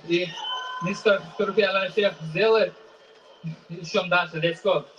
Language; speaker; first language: Russian; non-native, fluent; Uzbek